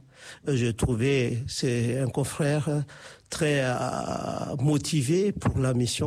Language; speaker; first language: French; non-native, fluent; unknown